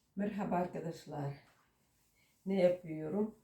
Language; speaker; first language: Turkish; non-native, learner; Russian